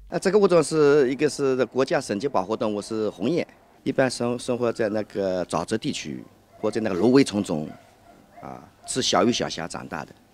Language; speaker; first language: Chinese; native; Chinese